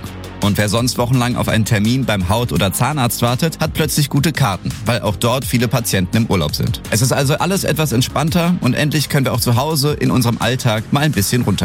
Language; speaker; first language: German; native; German